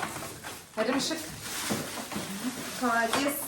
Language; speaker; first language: Russian; non-native, local second language; Kazakh